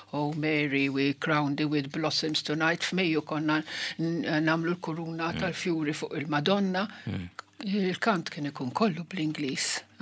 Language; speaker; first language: Maltese; non-native, local second language; Italian